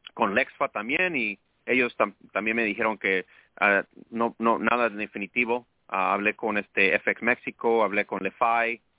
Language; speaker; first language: Spanish; early bilingual, heritage; Spanish